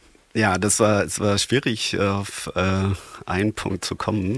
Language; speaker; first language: German; non-native, fluent; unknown